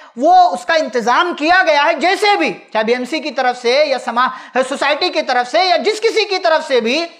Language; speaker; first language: Hindi; native; Hindi